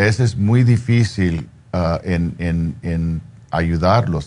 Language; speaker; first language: Spanish; non-native, fluent; English